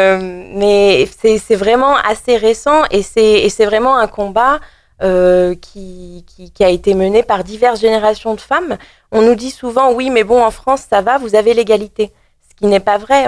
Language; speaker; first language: French; native; French